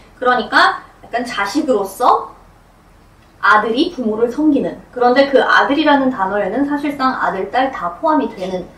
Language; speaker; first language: Korean; non-native, fluent; Russian